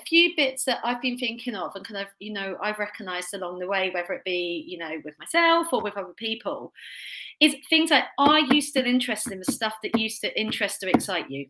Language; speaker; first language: English; native; English